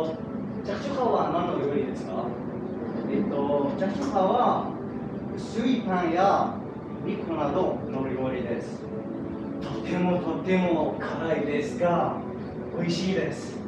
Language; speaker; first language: Japanese; non-native, learner; Arabic